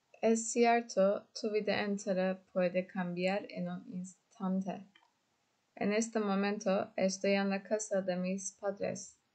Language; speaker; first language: Spanish; non-native, learner; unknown